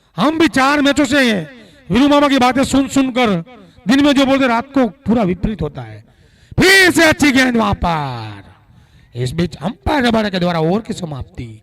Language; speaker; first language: Hindi; non-native, local second language; Gujarati